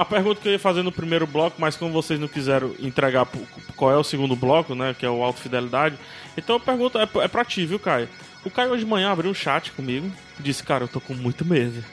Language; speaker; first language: Portuguese; native; Portuguese